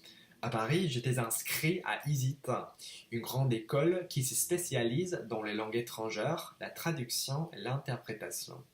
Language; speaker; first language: French; non-native, fluent; English